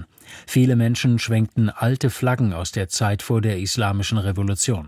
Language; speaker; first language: German; native; German